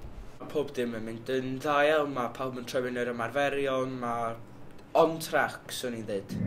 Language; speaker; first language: Welsh; native; Welsh